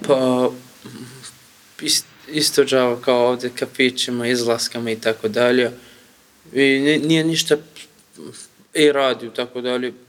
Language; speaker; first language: Serbian; non-native, learner; Kurdish